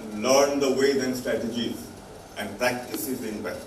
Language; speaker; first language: English; non-native, local second language; Bangla